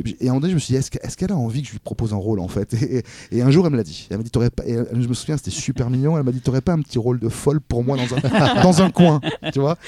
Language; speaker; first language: French; native; French